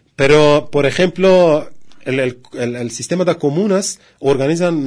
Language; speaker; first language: Spanish; non-native, learner; Kurdish